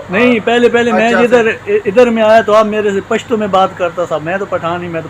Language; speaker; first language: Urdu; non-native, local second language; Punjabi